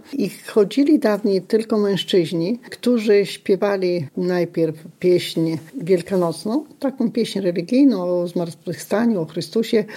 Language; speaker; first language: Polish; non-native, local second language; Lithuanian